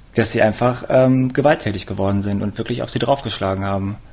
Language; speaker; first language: German; native; German